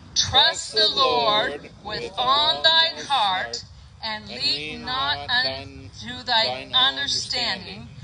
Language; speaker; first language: English; native; English